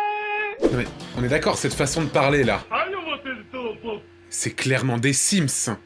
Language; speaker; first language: French; native; French